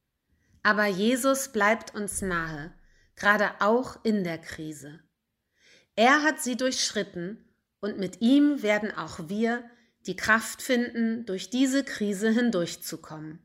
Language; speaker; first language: German; native; German